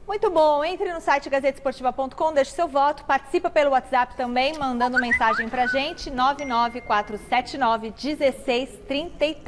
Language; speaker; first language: Portuguese; native; Portuguese